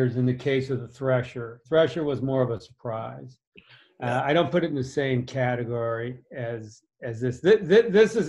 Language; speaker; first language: English; native; English